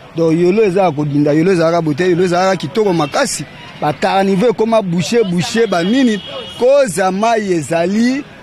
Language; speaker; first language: Lingala; native; Lingala